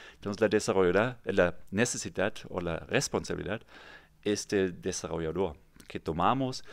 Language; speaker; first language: Spanish; non-native, fluent; German